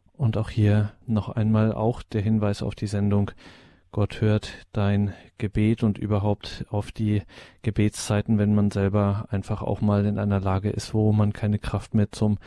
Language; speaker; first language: German; native; German